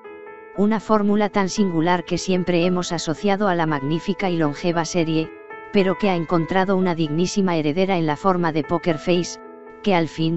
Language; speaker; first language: Spanish; native; Spanish